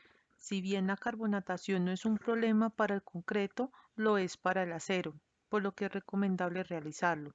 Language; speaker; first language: Spanish; native; Spanish